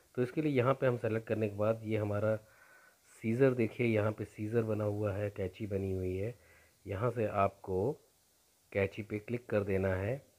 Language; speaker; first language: Hindi; native; Hindi